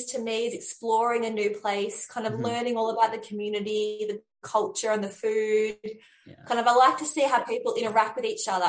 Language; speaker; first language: English; native; English